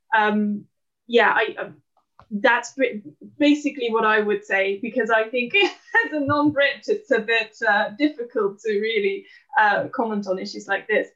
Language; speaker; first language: English; non-native, fluent; Dutch